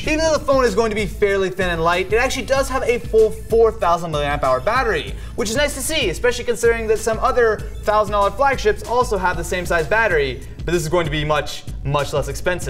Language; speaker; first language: English; native; English